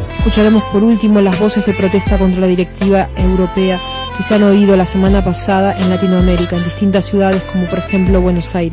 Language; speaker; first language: Spanish; native; Spanish